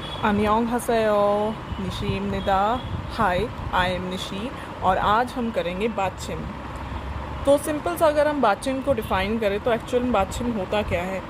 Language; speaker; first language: Hindi; native; Hindi